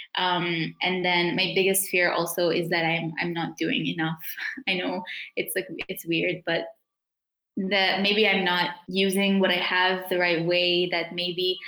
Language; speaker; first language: English; native; English